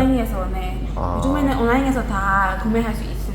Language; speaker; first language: Korean; non-native, learner; Burmese